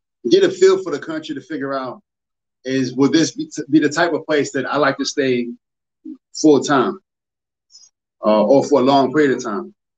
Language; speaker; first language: English; native; English